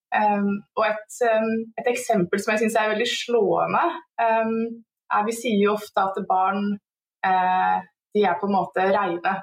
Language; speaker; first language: Norwegian; native; Norwegian